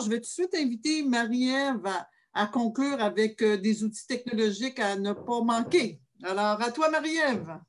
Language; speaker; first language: French; native; French